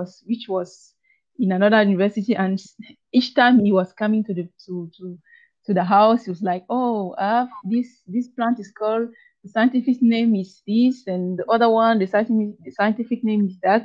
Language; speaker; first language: English; non-native, local second language; French